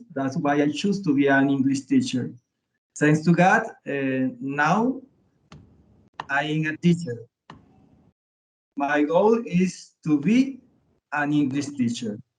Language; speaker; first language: English; non-native, learner; Spanish